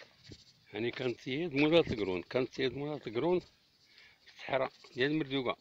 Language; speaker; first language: Arabic; native; Arabic